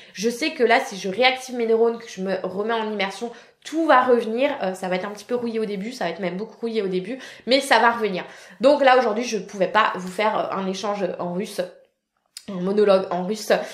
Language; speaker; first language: French; native; French